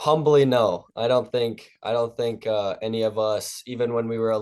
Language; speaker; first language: English; native; English